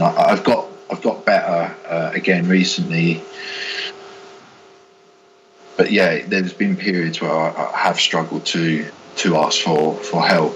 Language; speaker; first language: English; native; English